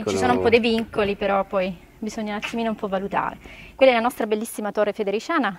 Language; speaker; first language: Italian; native; Italian